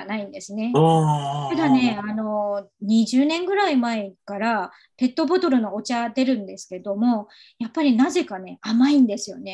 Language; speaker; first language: Japanese; non-native, fluent; Chinese